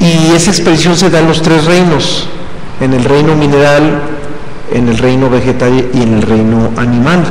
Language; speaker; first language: Spanish; native; Spanish